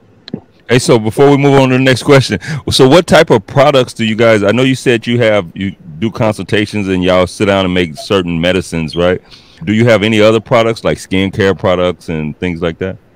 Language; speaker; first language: English; native; English